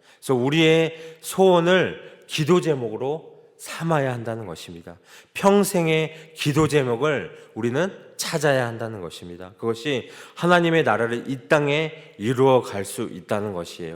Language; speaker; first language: Korean; native; Korean